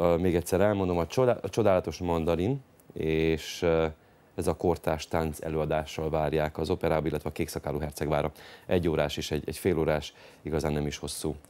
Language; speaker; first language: Hungarian; native; Hungarian